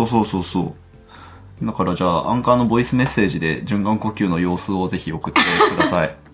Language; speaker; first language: Japanese; native; Japanese